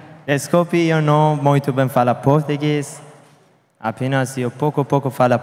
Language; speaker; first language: Portuguese; non-native, learner; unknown